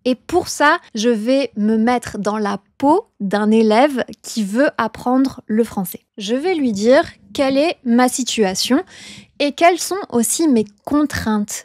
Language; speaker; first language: French; native; French